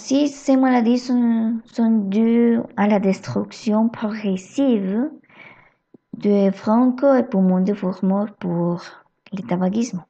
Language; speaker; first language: French; non-native, learner; Spanish